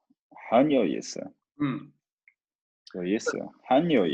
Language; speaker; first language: Chinese; non-native, learner; Swedish